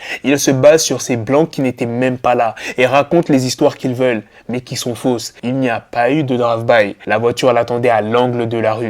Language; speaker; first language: French; native; French